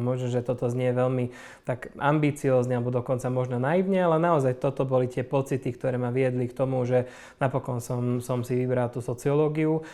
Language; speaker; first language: Slovak; non-native, local second language; Hungarian